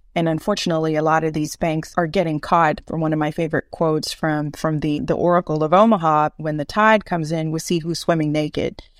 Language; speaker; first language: English; native; English